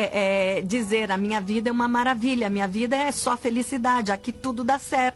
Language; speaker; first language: Portuguese; native; Portuguese